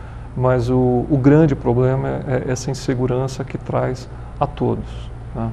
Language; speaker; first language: Portuguese; native; Portuguese